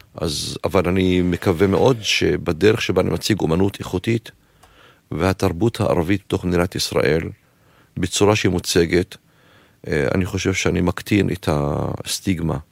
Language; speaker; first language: Hebrew; non-native, local second language; Arabic